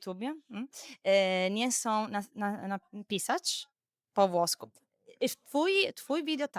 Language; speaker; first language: Polish; non-native, learner; Italian